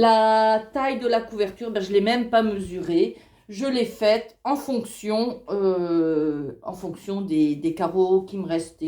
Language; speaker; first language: French; native; French